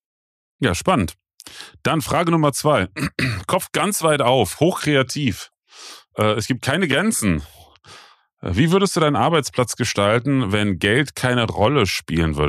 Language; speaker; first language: German; native; German